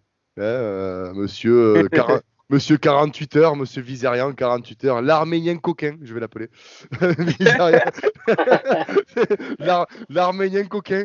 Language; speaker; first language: French; native; French